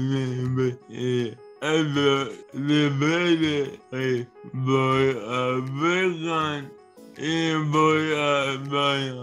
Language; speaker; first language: Spanish; non-native, learner; English